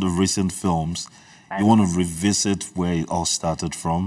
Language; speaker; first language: English; early bilingual, other home language; Igbo